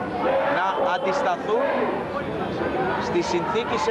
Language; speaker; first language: Greek; native; Greek